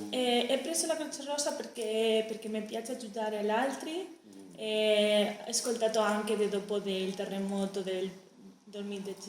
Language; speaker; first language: Italian; non-native, learner; Spanish